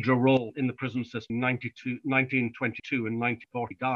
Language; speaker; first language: English; native; English